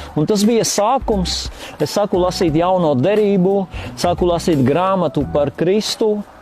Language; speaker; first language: Latvian; non-native, fluent; Armenian